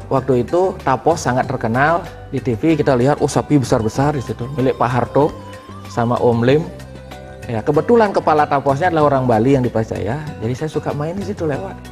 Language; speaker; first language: Indonesian; non-native, local second language; Balinese